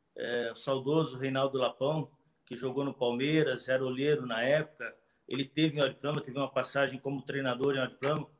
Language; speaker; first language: Portuguese; native; Portuguese